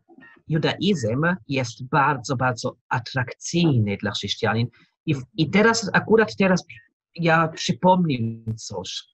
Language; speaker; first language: Polish; non-native, learner; German